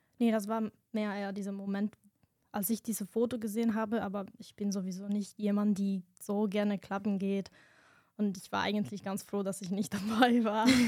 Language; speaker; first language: German; non-native, fluent; Italian